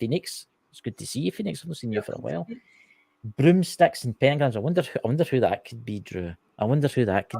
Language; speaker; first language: English; native; English